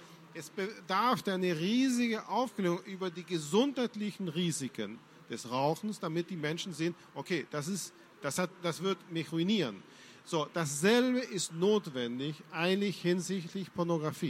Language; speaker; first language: German; non-native, fluent; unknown